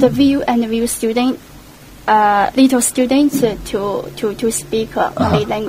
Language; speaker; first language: English; non-native, local second language; Chinese